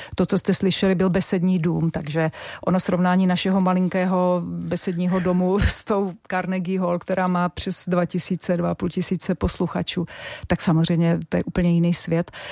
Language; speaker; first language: Czech; native; Czech